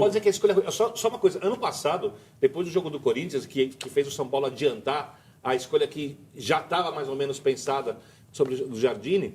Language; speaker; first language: Portuguese; native; Portuguese